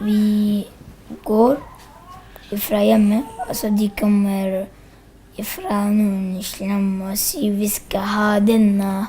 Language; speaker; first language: Norwegian; early bilingual, other home language; Arabic